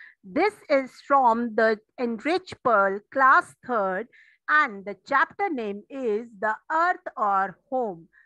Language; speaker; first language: English; non-native, local second language; Hindi